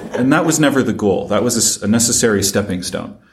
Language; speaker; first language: English; non-native, fluent; French